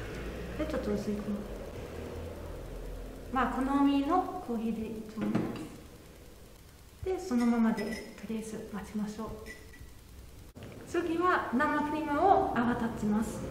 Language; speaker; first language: Japanese; non-native, fluent; German